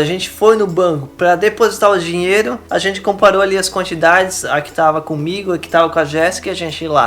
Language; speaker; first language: Portuguese; native; Portuguese